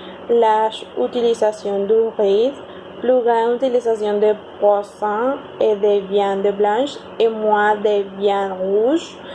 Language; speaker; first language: French; non-native, learner; Spanish